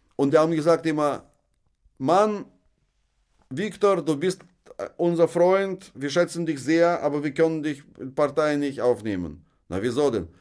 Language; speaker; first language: German; non-native, fluent; Russian